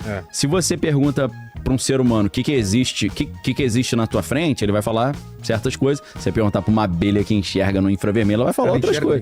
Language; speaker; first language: Portuguese; native; Portuguese